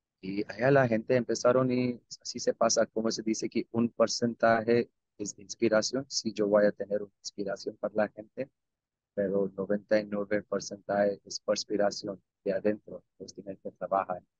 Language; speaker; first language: Spanish; non-native, learner; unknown